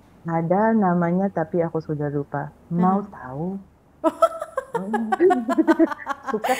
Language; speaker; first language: Indonesian; non-native, fluent; Filipino